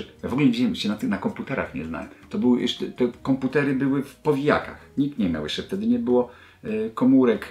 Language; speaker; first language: Polish; native; Polish